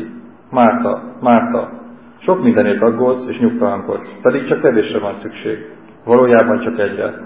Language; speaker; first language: Hungarian; native; Hungarian